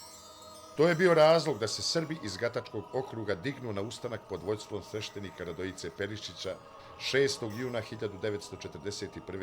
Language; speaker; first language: Bosnian; native; Bosnian